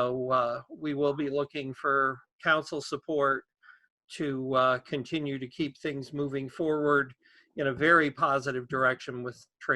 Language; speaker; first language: English; native; English